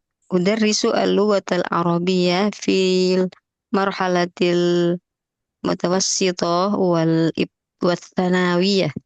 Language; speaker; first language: Arabic; non-native, learner; Indonesian